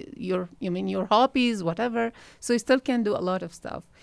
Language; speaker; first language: English; non-native, fluent; Arabic